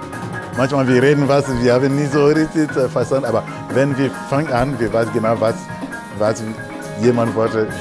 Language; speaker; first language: German; non-native, learner; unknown